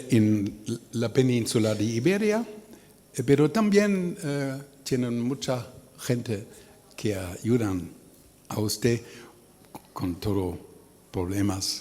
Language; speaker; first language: Spanish; non-native, learner; German